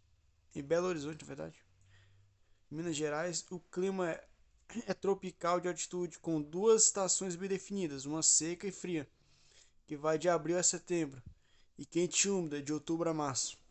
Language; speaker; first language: Portuguese; native; Portuguese